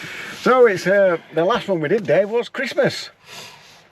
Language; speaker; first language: English; native; English